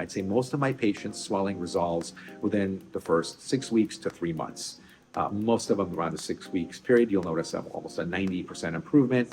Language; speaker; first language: English; native; English